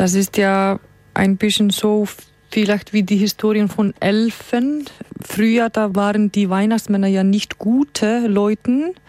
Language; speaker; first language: German; non-native, fluent; Icelandic